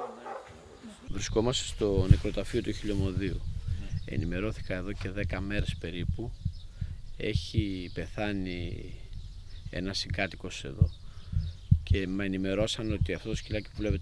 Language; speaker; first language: Greek; native; Greek